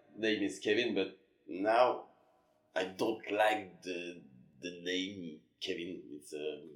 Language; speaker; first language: English; non-native, learner; French